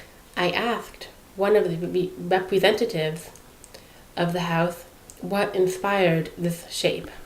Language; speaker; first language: English; native; English